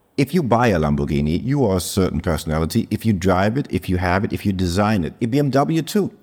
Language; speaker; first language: English; non-native, fluent; German